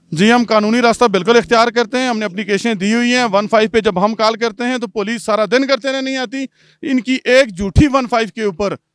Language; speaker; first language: Urdu; non-native, local second language; Punjabi